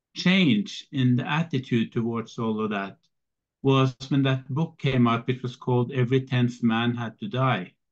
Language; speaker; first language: English; non-native, fluent; Norwegian